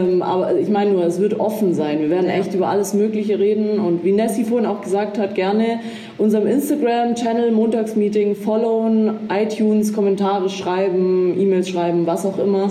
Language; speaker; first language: German; early bilingual, other home language; Croatian